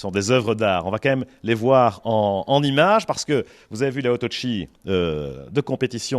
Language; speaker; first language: French; native; French